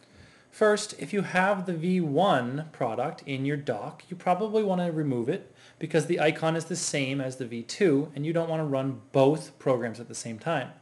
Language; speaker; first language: English; native; English